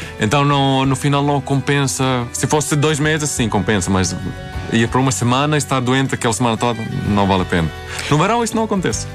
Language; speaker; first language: Portuguese; non-native, fluent; Swedish